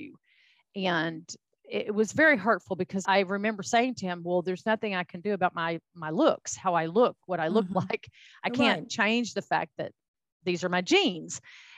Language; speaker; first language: English; native; English